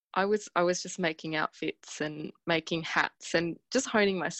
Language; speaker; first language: English; native; English